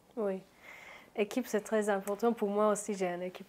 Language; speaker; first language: French; non-native, learner; Turkish